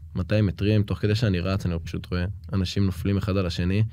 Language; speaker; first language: Hebrew; native; Hebrew